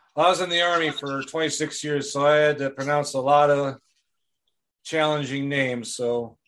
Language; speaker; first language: English; native; English